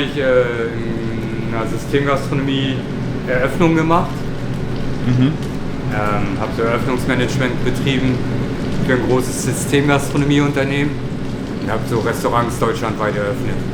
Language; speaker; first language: German; native; German